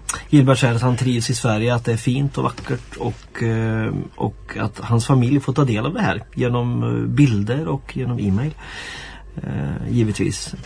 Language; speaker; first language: Swedish; native; Swedish